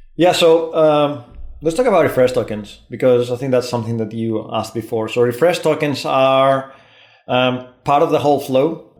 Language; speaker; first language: English; non-native, fluent; Greek